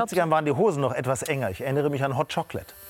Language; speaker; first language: German; native; German